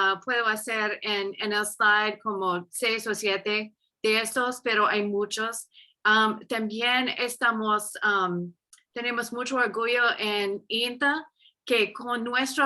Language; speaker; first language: Spanish; non-native, fluent; English